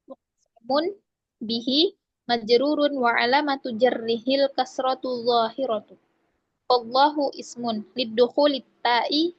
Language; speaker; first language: Arabic; non-native, learner; Indonesian